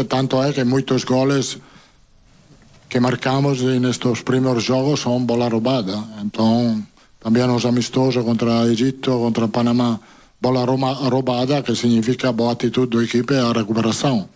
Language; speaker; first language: Portuguese; non-native, learner; Italian